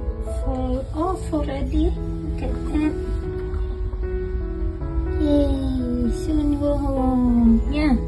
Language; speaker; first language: English; non-native, learner; Indonesian